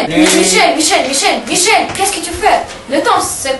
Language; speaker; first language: French; non-native, learner; Russian